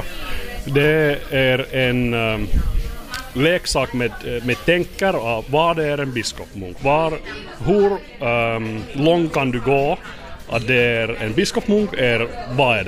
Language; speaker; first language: Swedish; non-native, learner; Finnish